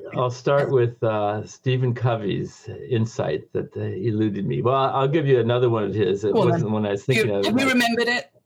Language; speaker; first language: English; native; English